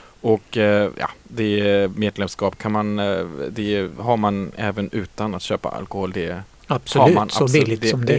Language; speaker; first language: Swedish; native; Swedish